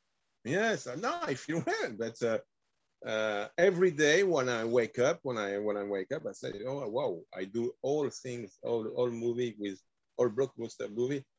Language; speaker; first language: English; non-native, learner; French